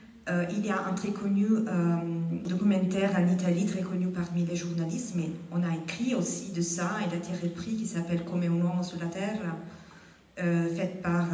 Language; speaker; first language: French; non-native, fluent; Italian